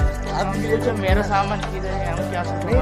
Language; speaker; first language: Hindi; non-native, local second language; Telugu